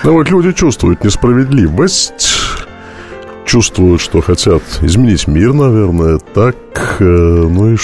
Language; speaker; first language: Russian; native; Russian